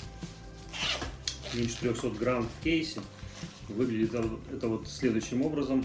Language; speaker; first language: Russian; native; Russian